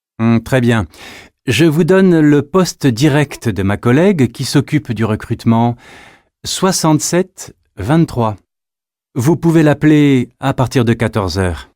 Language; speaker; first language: French; native; French